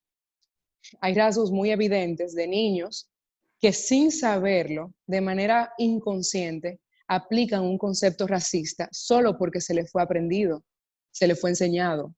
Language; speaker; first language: Spanish; native; Spanish